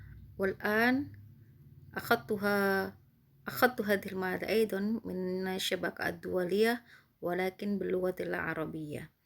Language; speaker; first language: Arabic; non-native, fluent; Indonesian